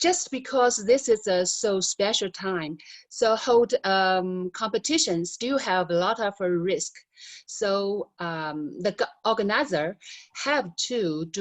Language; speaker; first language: English; non-native, learner; Chinese